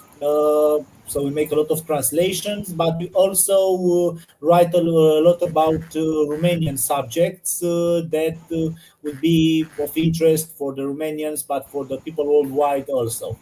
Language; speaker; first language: English; non-native, learner; Romanian